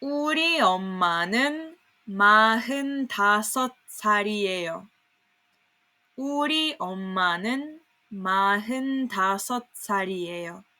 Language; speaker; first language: Korean; non-native, fluent; Serbian